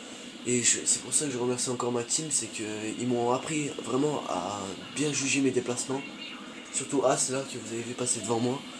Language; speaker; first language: French; native; French